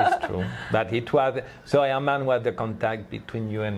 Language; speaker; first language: English; non-native, learner; French